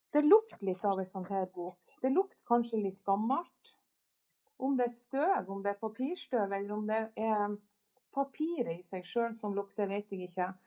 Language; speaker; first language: Norwegian; native; Norwegian